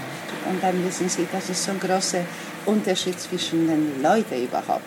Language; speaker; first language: German; non-native, learner; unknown